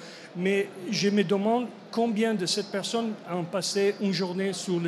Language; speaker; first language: French; non-native, fluent; English